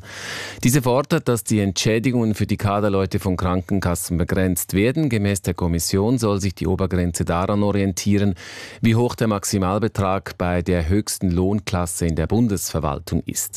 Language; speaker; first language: German; native; German